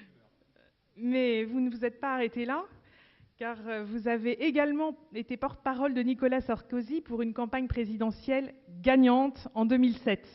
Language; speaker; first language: French; native; French